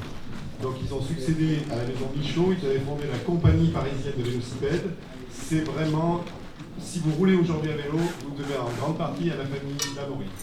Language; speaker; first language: French; native; French